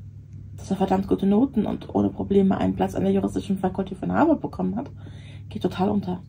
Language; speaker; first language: German; native; German